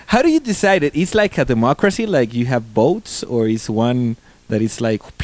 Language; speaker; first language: English; non-native, fluent; Spanish